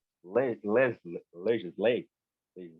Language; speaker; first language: English; non-native, learner; Portuguese